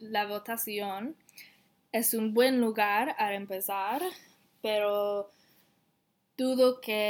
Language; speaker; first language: Spanish; non-native, learner; English